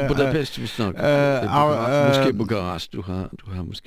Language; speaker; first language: Danish; non-native, fluent; Polish